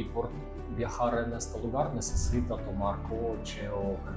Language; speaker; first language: Spanish; non-native, learner; Russian